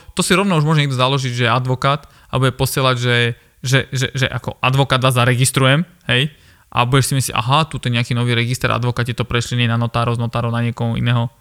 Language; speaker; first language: Slovak; early bilingual, other home language; Armenian